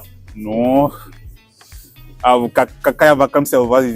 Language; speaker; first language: Russian; non-native, learner; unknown